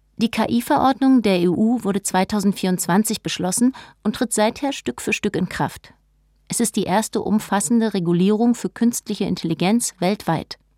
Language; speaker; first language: German; native; German